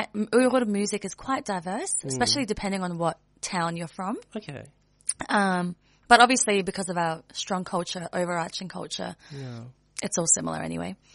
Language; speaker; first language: English; native; English